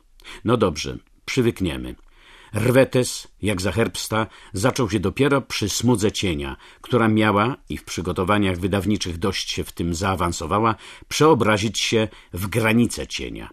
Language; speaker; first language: Polish; native; Polish